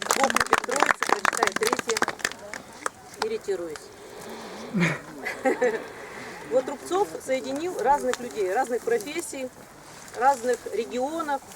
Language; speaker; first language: Russian; native; Russian